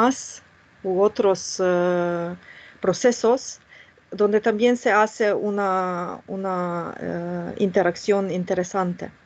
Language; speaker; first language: Spanish; non-native, fluent; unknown